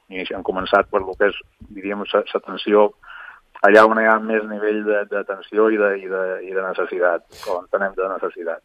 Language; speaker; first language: Catalan; native; Catalan